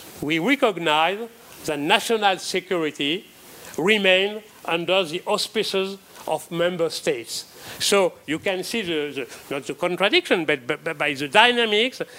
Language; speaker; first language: English; non-native, fluent; French